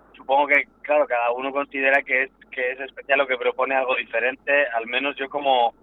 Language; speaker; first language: Spanish; native; Spanish